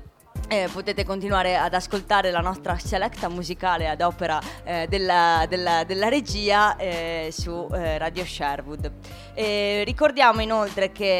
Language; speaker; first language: Italian; native; Italian